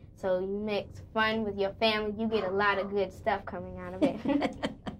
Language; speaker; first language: English; native; English